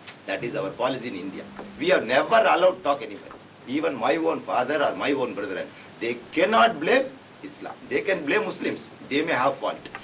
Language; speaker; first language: English; non-native, local second language; Tamil